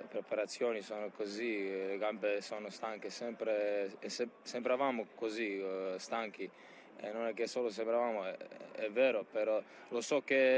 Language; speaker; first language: Italian; non-native, fluent; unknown